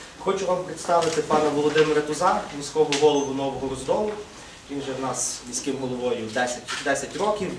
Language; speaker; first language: Ukrainian; native; Ukrainian